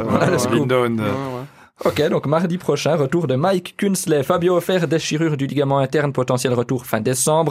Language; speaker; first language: French; native; French